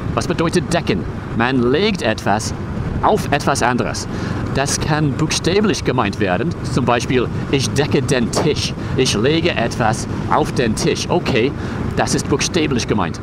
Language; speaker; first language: German; non-native, fluent; English